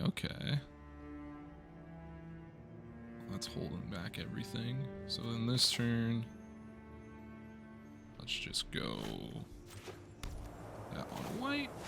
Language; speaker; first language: English; native; English